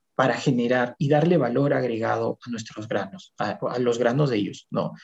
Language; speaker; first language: Spanish; native; Spanish